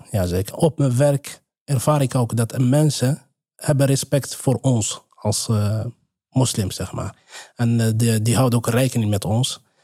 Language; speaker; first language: Dutch; non-native, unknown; Arabic